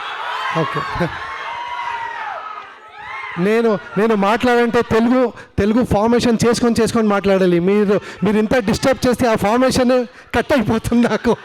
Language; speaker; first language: Telugu; non-native, learner; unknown